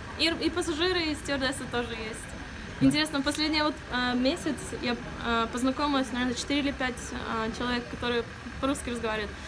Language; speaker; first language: Russian; early bilingual, heritage; Russian